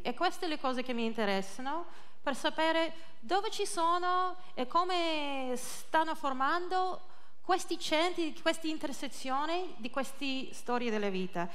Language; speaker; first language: Italian; non-native, learner; English